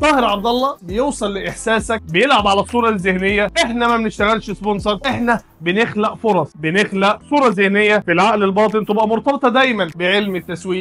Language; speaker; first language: Arabic; native; Arabic